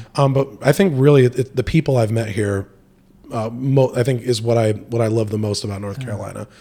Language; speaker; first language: English; native; English